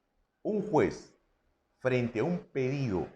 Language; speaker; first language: Spanish; native; Spanish